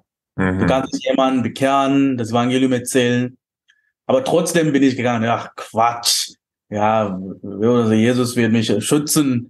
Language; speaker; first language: German; non-native, fluent; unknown